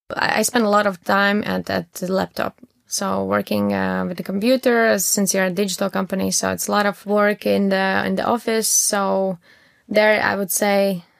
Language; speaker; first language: English; non-native, fluent; Latvian